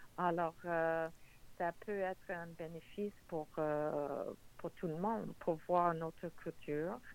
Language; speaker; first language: French; non-native, local second language; English